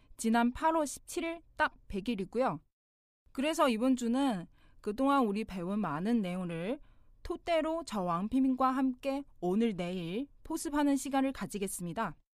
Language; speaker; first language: Korean; non-native, fluent; Chinese